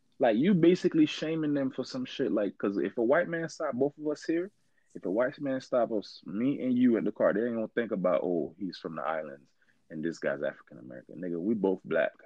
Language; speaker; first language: English; early bilingual, other home language; Haitian Creole